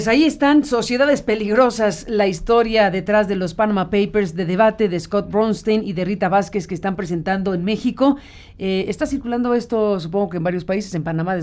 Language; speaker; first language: Spanish; native; Spanish